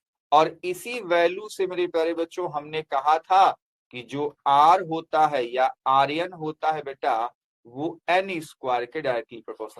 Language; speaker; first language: Hindi; native; Hindi